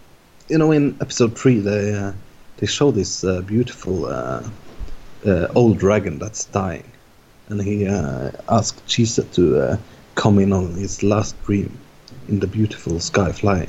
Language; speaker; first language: English; non-native, fluent; Norwegian